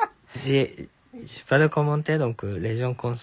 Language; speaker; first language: French; non-native, fluent; Japanese